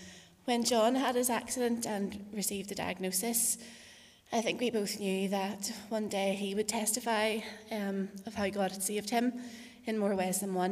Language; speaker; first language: English; native; English